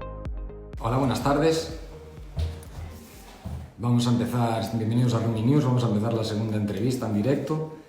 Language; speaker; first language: Spanish; native; Spanish